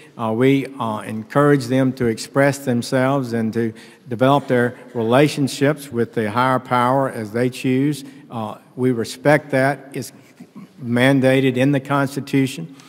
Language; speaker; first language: English; native; English